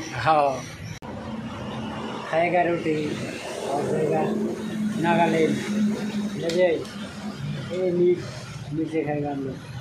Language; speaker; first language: Hindi; non-native, local second language; Bangla